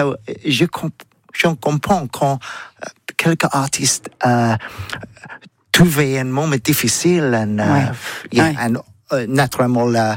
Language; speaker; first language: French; non-native, learner; English